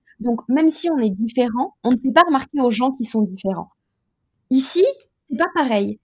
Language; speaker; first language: French; native; French